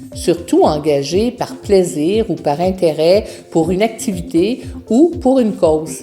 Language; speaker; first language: French; native; French